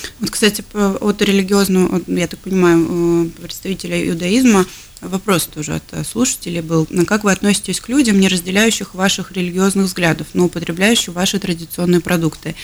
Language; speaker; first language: Russian; native; Russian